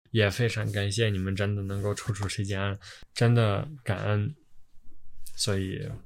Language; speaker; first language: Chinese; non-native, fluent; Ukrainian